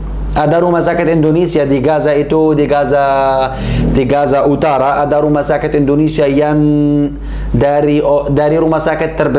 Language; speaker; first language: Indonesian; non-native, learner; Arabic